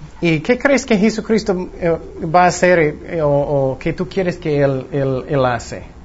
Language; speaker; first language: Spanish; non-native, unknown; English